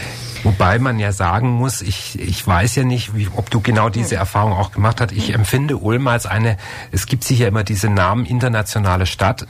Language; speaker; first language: German; native; German